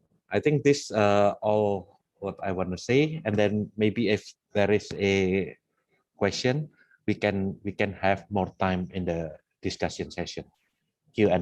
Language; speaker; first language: English; non-native, fluent; Indonesian